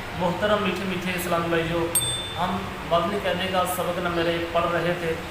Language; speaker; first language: Urdu; native; Urdu